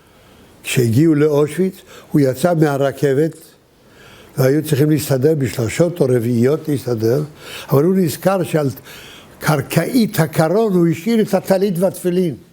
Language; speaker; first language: Hebrew; early bilingual, other home language; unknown